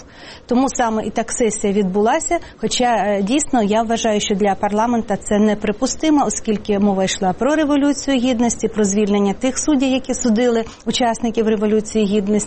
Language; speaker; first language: Ukrainian; native; Ukrainian